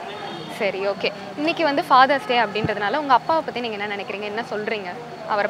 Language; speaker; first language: Tamil; native; Tamil